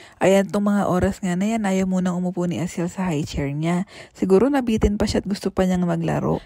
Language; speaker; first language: Filipino; native; Filipino